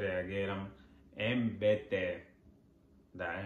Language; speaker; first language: Bulgarian; non-native, learner; Portuguese